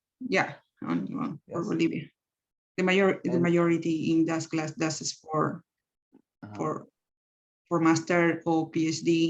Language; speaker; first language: English; non-native, learner; Spanish